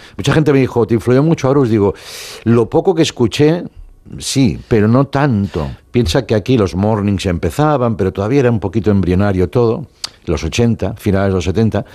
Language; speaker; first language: Spanish; non-native, local second language; Catalan